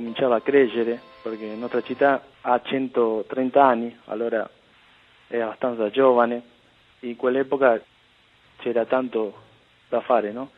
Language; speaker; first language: Italian; early bilingual, heritage; Spanish